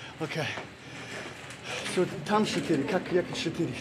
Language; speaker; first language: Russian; non-native, learner; English